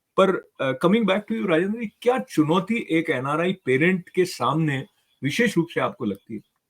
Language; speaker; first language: Hindi; native; Hindi